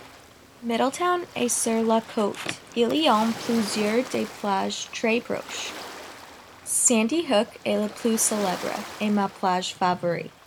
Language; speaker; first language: French; non-native, learner; English